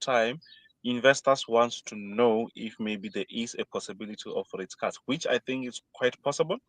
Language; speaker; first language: English; non-native, fluent; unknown